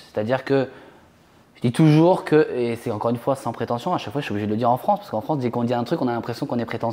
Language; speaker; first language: French; native; French